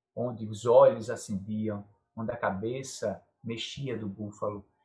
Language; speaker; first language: Portuguese; native; Portuguese